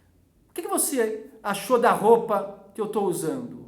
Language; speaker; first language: Portuguese; native; Portuguese